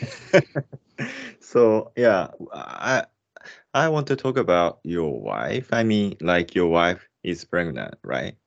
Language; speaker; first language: English; non-native, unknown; Japanese